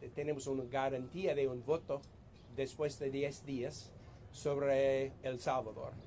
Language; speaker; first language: Spanish; non-native, fluent; English